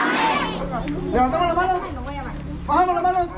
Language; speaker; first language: Spanish; native; Spanish